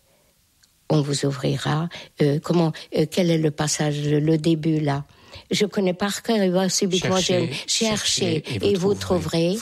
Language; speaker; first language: French; non-native, fluent; Hungarian